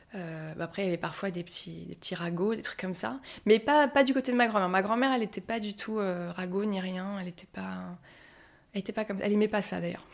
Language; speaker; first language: French; native; French